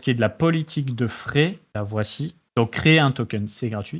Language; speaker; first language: French; native; French